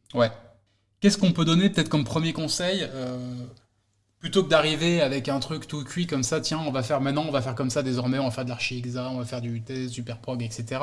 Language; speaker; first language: French; native; French